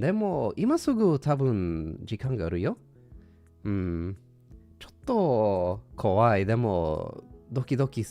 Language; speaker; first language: Japanese; non-native, learner; English